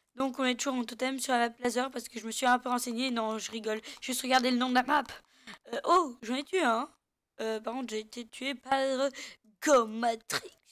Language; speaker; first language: French; native; French